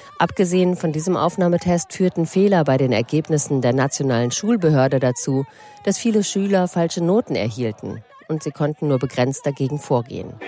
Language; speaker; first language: German; native; German